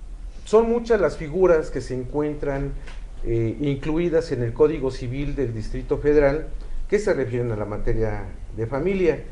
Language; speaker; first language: Spanish; native; Spanish